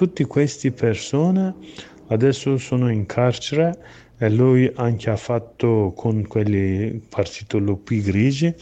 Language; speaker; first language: Italian; non-native, learner; Kurdish